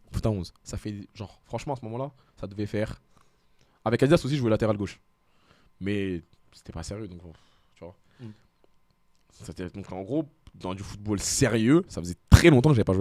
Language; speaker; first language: French; native; French